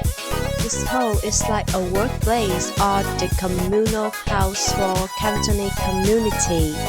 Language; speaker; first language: English; non-native, learner; Vietnamese